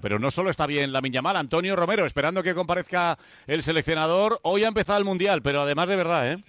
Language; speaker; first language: Spanish; native; Spanish